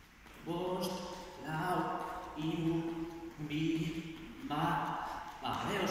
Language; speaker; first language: Basque; native; Basque